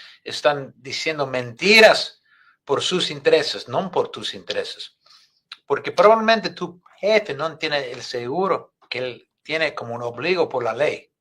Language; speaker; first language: Spanish; non-native, fluent; English